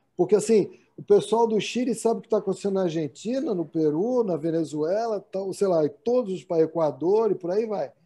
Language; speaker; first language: Portuguese; native; Portuguese